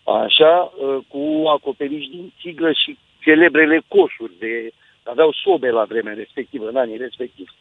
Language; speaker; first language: Romanian; native; Romanian